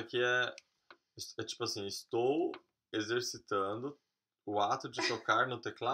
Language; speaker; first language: Portuguese; native; Portuguese